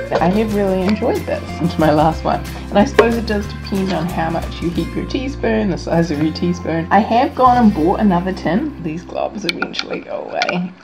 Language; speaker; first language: English; native; English